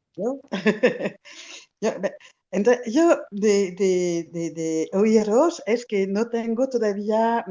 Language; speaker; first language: Spanish; non-native, fluent; French